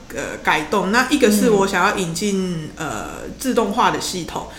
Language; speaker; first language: Chinese; non-native, local second language; Cantonese